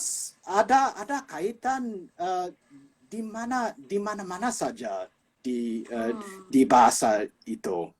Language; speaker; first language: Indonesian; non-native, fluent; English